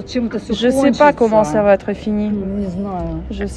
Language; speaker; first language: French; non-native, fluent; Russian